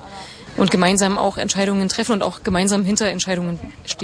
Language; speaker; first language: German; native; German